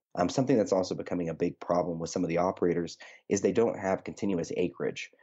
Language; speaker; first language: English; native; English